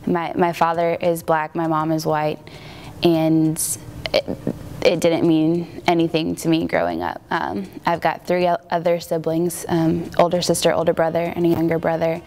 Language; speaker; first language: English; native; English